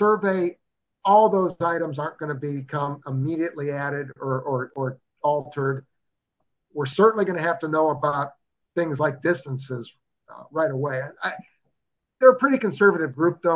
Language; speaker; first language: English; native; English